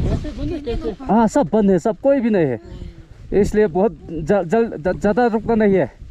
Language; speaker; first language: Hindi; non-native, local second language; Mizo